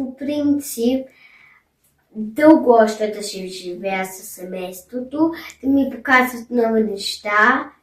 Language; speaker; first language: Bulgarian; early bilingual, heritage; German